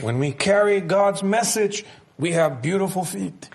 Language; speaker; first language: English; native; English